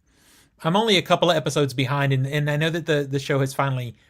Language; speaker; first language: English; native; English